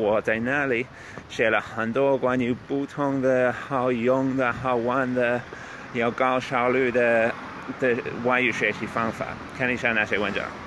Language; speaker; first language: Chinese; non-native, fluent; English